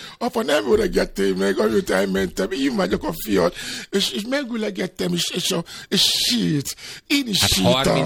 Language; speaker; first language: Hungarian; non-native, fluent; Yoruba